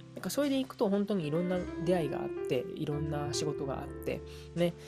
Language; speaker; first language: Japanese; native; Japanese